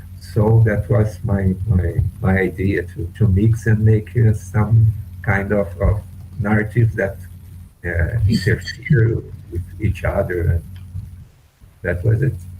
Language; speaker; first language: English; non-native, fluent; Portuguese